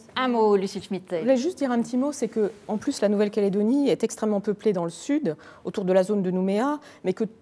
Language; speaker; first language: French; native; French